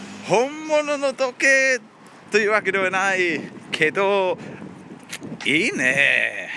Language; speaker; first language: Japanese; non-native, learner; English